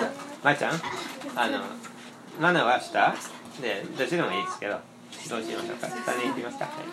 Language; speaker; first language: Japanese; non-native, fluent; English